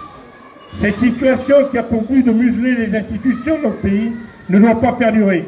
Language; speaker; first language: French; native; French